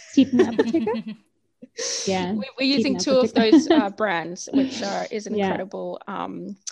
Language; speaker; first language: English; native; English